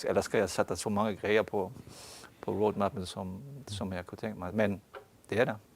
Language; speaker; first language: Swedish; non-native, fluent; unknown